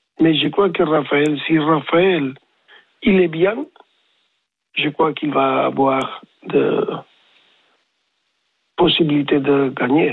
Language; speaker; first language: French; non-native, learner; Spanish